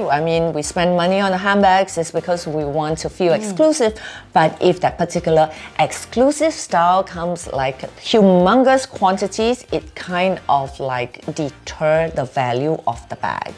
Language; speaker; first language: English; native; English